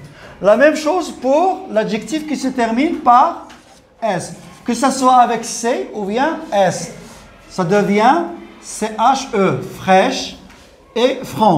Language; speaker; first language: French; non-native, local second language; Arabic